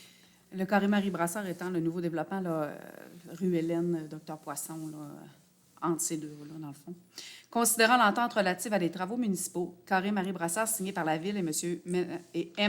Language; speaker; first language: French; native; French